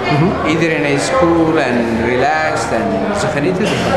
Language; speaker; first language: Dutch; non-native, fluent; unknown